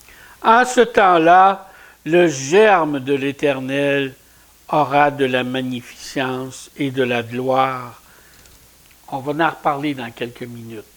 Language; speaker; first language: French; native; French